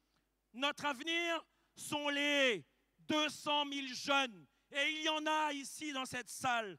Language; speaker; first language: French; native; French